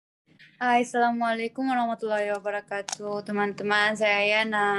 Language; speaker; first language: Indonesian; non-native, learner; Korean